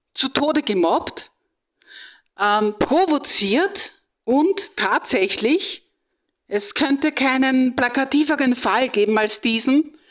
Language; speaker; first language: German; native; German